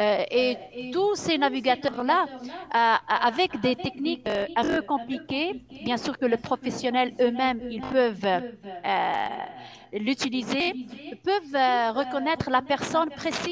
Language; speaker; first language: French; non-native, fluent; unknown